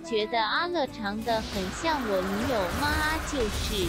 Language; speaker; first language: Chinese; native; Chinese